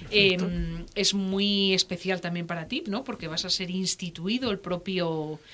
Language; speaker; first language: Spanish; native; Spanish